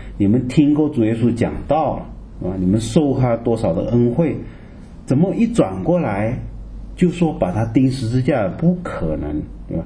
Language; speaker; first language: Chinese; native; Chinese